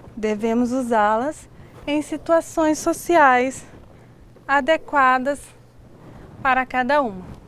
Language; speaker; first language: Portuguese; native; Portuguese